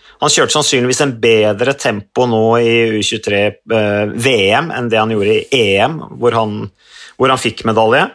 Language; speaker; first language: Norwegian; native; Norwegian